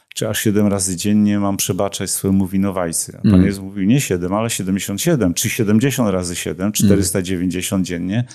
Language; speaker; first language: Polish; native; Polish